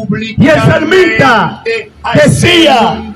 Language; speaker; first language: Spanish; native; Spanish